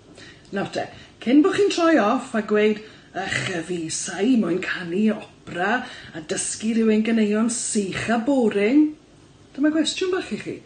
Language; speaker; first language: Welsh; native; Welsh